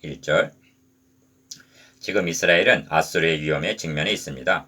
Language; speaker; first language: Korean; native; Korean